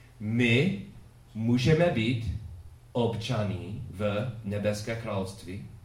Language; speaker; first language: Czech; non-native, fluent; English